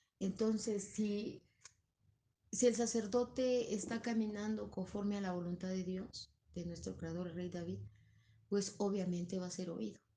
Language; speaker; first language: Spanish; native; Spanish